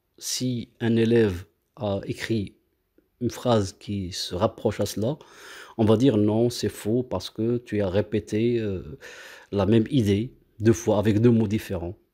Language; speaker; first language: French; non-native, local second language; Arabic